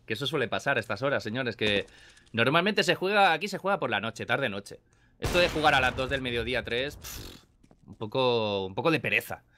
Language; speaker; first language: Spanish; native; Spanish